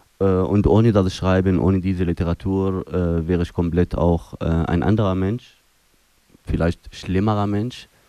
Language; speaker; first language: German; non-native, fluent; Arabic